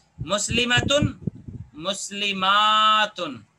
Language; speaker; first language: Arabic; non-native, fluent; Urdu